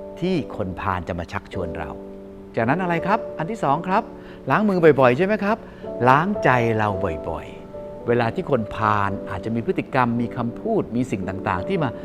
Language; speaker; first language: Thai; native; Thai